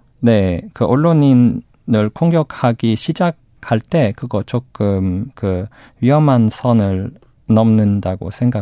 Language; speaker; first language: Korean; non-native, learner; English